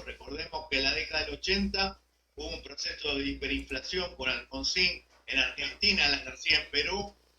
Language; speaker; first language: Spanish; native; Spanish